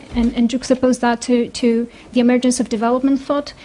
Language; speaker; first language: English; non-native, fluent; Greek